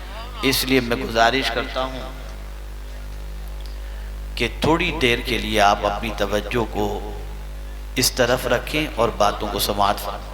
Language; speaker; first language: Urdu; native; Urdu